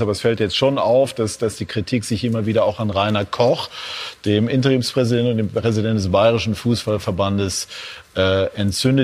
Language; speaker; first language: German; native; German